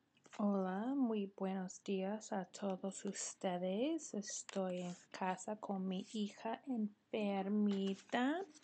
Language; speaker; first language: Spanish; non-native, fluent; English